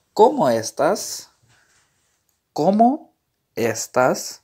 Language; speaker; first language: Spanish; non-native, learner; Urdu